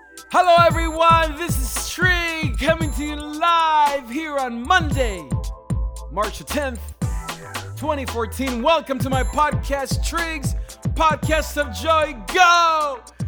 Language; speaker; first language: English; early bilingual, other home language; Spanish